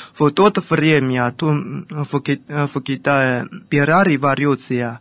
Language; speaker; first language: Russian; non-native, learner; Chinese